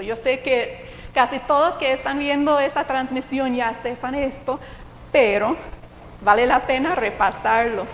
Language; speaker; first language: Spanish; non-native, fluent; English